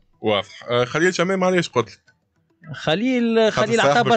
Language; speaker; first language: Arabic; native; Arabic